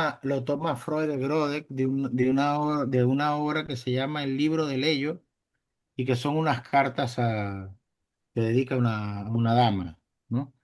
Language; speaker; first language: Spanish; native; Spanish